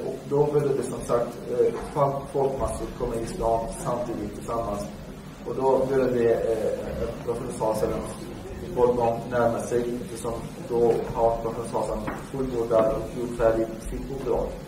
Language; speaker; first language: Swedish; early bilingual, other home language; Arabic